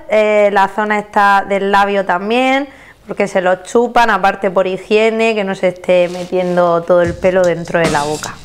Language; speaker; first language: Spanish; native; Spanish